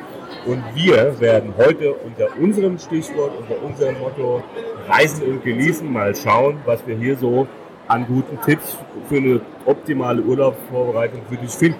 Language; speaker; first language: German; native; German